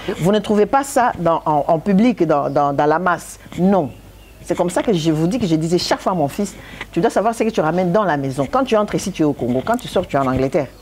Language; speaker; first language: French; non-native, local second language; Lingala